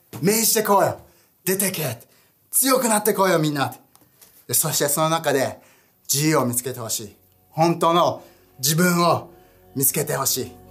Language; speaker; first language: Japanese; early bilingual, heritage; Japanese